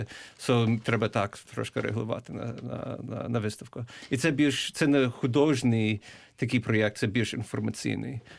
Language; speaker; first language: Ukrainian; early bilingual, heritage; English